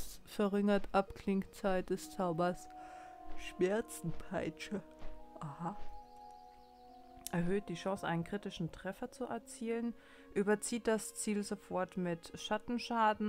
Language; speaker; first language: German; native; German